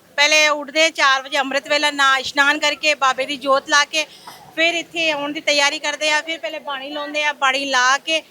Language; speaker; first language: Punjabi; non-native, local second language; Hindi